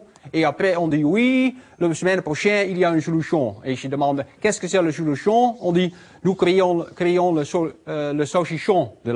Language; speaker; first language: French; non-native, learner; Dutch